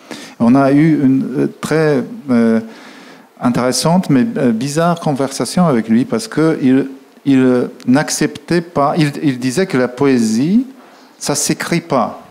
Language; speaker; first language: French; non-native, fluent; Polish